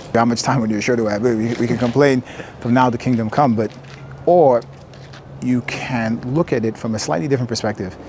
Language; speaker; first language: English; native; English